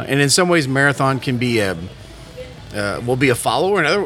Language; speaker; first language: English; native; English